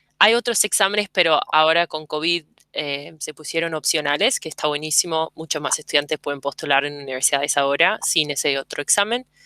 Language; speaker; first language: Spanish; early bilingual, heritage; English